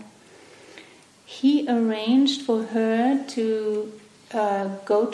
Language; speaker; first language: English; non-native, fluent; German